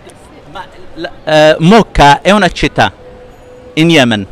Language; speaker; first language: Italian; non-native, fluent; Arabic